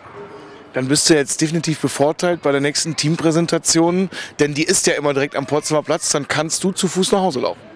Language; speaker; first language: German; native; German